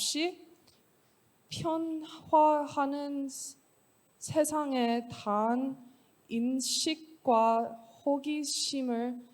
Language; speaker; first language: Korean; non-native, learner; English